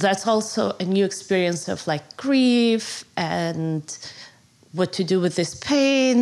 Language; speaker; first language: English; non-native, fluent; Arabic